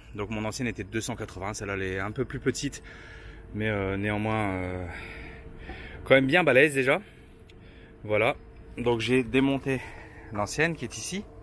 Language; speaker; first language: French; native; French